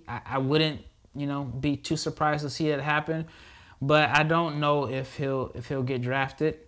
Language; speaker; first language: English; native; English